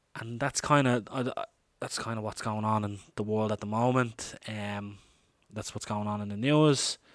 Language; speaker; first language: English; native; English